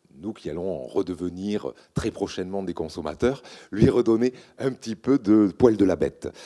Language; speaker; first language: French; native; French